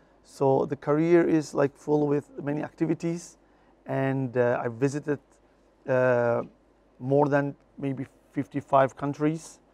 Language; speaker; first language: English; non-native, fluent; Turkish